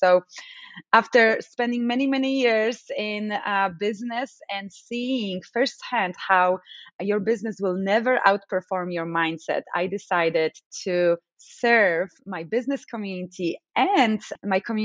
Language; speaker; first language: English; non-native, fluent; Polish